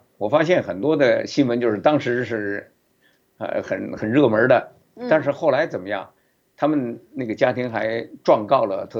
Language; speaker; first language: Chinese; native; Chinese